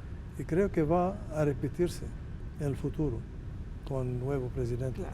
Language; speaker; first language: Spanish; non-native, fluent; Arabic